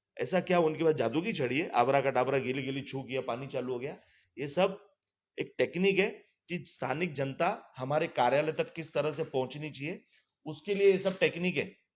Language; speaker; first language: Hindi; non-native, local second language; Gujarati